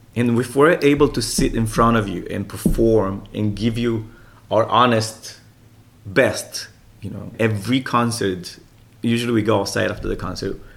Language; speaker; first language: English; non-native, fluent; Romanian